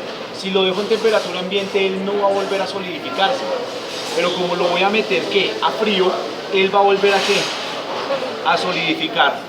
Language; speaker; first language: Spanish; native; Spanish